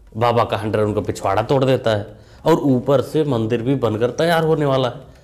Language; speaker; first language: Hindi; native; Hindi